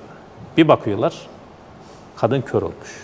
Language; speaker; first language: Turkish; native; Turkish